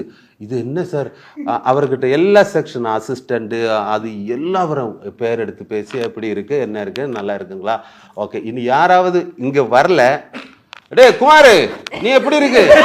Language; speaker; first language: Tamil; non-native, learner; Malayalam